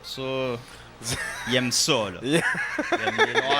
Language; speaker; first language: French; native; French